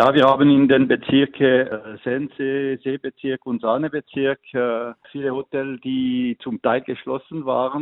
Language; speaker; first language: German; non-native, local second language; French